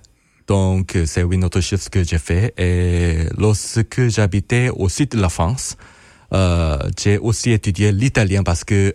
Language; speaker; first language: French; non-native, fluent; Korean